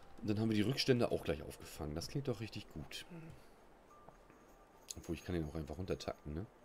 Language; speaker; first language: German; native; German